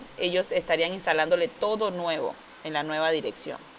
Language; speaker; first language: Spanish; native; Spanish